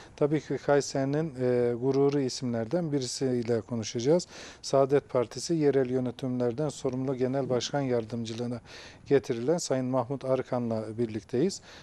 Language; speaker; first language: Turkish; native; Turkish